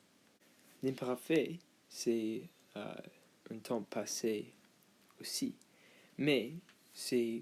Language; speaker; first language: French; non-native, learner; English